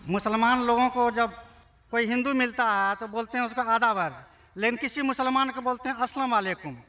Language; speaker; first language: Hindi; native; Hindi